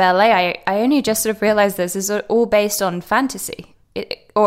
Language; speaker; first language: English; native; English